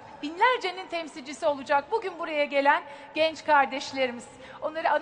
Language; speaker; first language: Turkish; native; Turkish